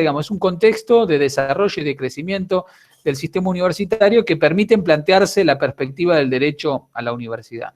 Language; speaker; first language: Spanish; native; Spanish